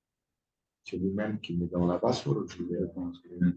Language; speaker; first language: French; non-native, fluent; Italian